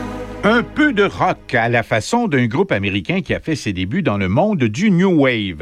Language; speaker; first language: French; native; French